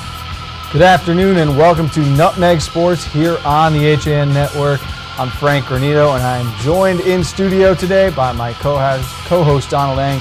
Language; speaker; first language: English; native; English